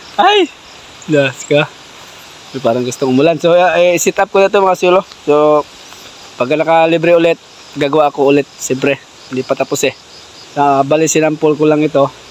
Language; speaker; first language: Filipino; non-native, local second language; Cebuano